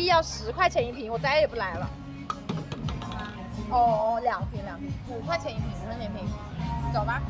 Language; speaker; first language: Chinese; native; Chinese